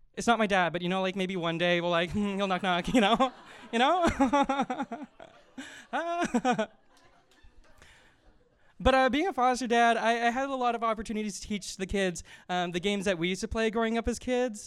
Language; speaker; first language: English; native; English